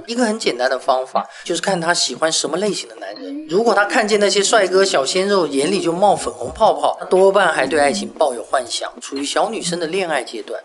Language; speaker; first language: Chinese; native; Chinese